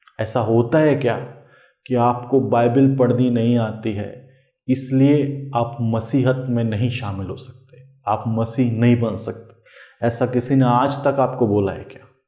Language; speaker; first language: Hindi; native; Hindi